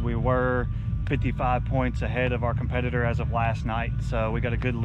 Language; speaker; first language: English; native; English